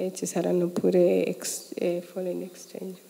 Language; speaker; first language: Italian; non-native, fluent; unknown